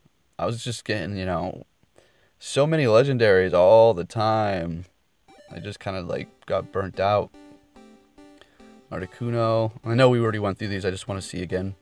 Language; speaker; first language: English; native; English